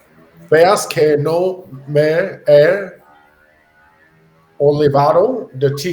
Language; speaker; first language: Spanish; non-native, learner; English